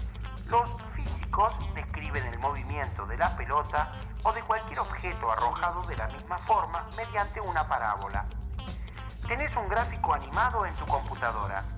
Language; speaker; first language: Spanish; native; Spanish